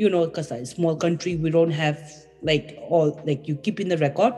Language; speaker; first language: English; non-native, fluent; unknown